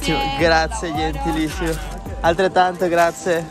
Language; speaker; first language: Italian; non-native, fluent; Spanish